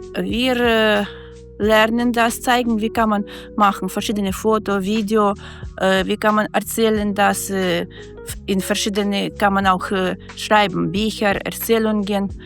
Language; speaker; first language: German; non-native, learner; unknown